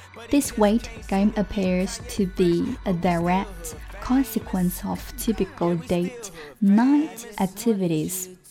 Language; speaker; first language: English; non-native, fluent; Chinese